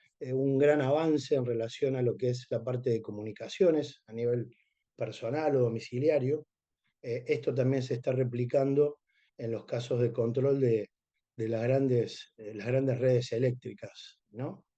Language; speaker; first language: Spanish; native; Spanish